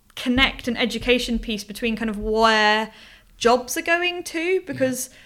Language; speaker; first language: English; native; English